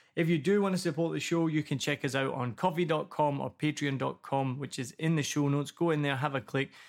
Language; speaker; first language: English; native; English